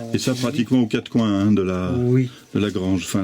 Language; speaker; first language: French; native; French